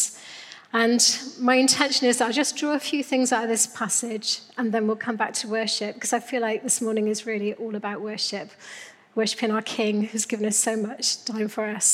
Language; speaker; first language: English; native; English